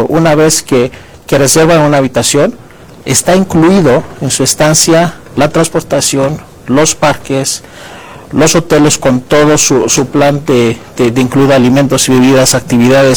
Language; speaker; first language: Spanish; non-native, fluent; Greek